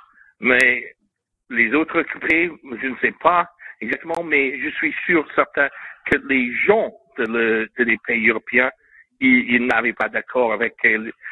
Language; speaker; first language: French; non-native, learner; English